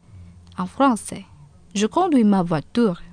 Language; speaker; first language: French; non-native, fluent; Indonesian